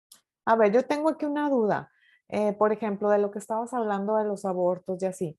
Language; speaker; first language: Spanish; native; Spanish